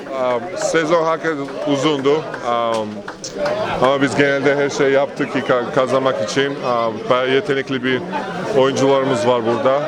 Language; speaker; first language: Turkish; non-native, fluent; Georgian